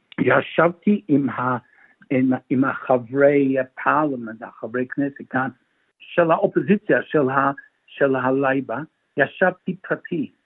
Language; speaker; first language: Hebrew; non-native, fluent; English